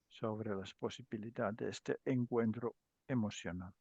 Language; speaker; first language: Spanish; non-native, learner; Finnish